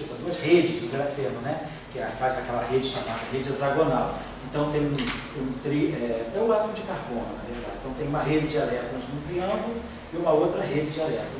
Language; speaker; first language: Portuguese; native; Portuguese